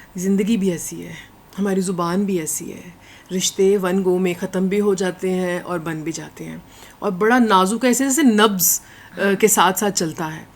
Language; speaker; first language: Urdu; non-native, local second language; Punjabi